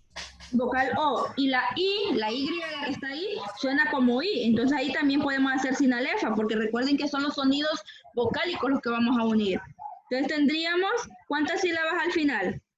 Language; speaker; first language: Spanish; native; Spanish